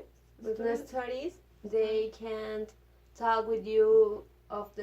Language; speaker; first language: English; non-native, learner; Spanish